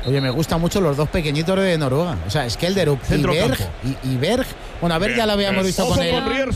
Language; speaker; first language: Spanish; native; Spanish